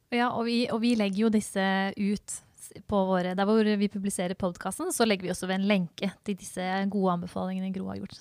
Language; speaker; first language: Norwegian; native; Norwegian